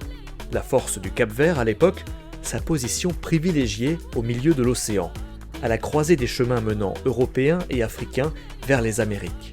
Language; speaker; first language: French; native; French